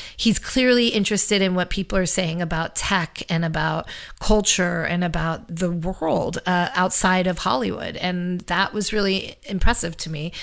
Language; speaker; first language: English; native; English